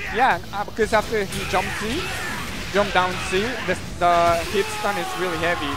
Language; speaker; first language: English; non-native, learner; Spanish